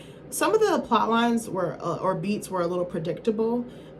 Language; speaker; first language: English; native; English